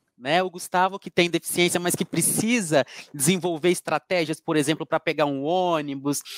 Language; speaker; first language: Portuguese; native; Portuguese